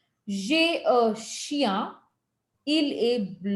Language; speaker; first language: French; non-native, fluent; Hindi